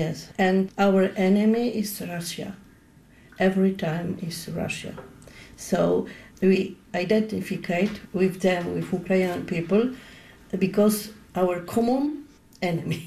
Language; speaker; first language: English; non-native, learner; Polish